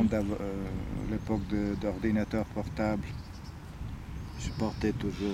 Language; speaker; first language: French; non-native, fluent; Serbian